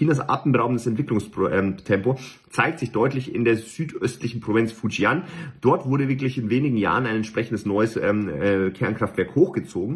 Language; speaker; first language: German; native; German